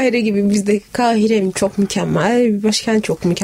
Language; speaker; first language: Turkish; non-native, fluent; Arabic